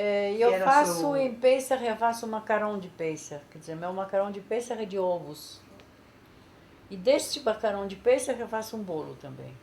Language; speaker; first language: Portuguese; non-native, fluent; Polish